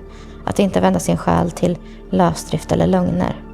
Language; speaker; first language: Swedish; native; Swedish